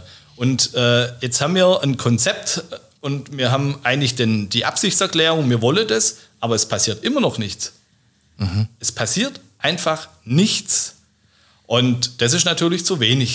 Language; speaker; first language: German; native; German